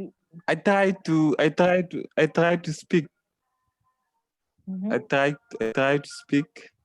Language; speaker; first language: English; non-native, learner; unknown